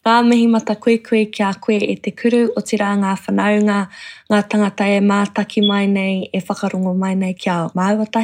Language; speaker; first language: Māori; non-native, local second language; English